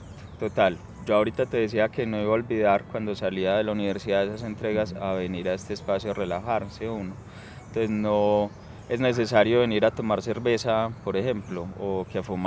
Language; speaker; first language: Spanish; native; Spanish